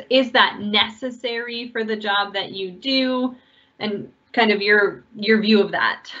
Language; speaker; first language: English; native; English